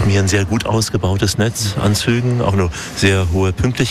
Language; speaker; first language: German; native; German